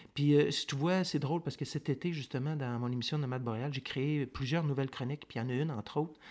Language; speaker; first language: French; native; French